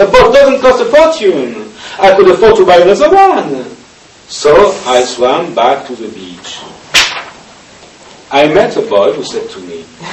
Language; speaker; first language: English; non-native, learner; French